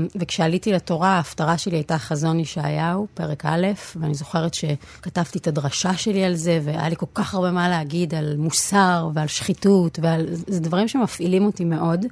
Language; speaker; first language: Hebrew; native; Hebrew